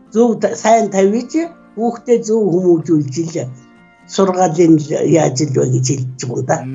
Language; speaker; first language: Mongolian; native; Mongolian